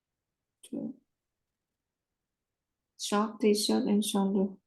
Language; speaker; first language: English; non-native, learner; Vietnamese